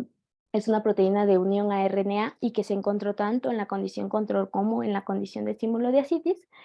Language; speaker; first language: Spanish; native; Spanish